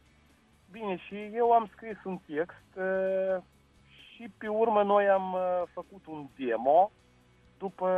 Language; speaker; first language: Romanian; non-native, local second language; Russian